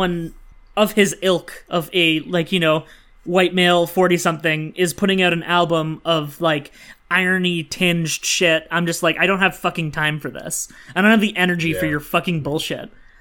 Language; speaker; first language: English; native; English